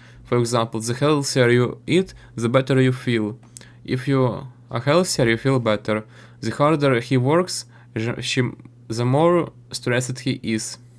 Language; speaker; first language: English; non-native, learner; Ukrainian